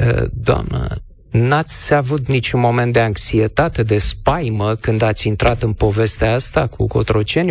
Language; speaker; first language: Romanian; native; Romanian